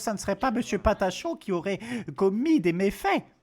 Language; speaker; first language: French; native; French